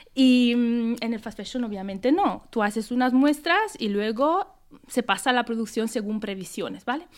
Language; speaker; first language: Spanish; non-native, fluent; Italian